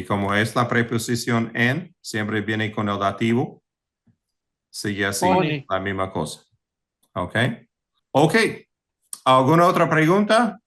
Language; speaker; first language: Spanish; non-native, fluent; English